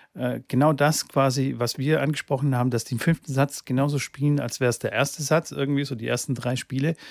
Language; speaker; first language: German; early bilingual, other home language; Bulgarian